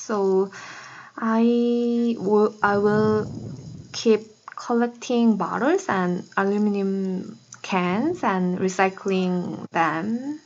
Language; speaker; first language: English; non-native, learner; Korean